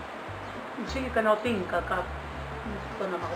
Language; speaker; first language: Catalan; native; Catalan